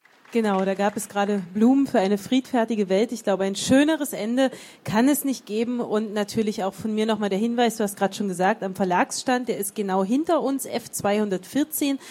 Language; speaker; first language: German; native; German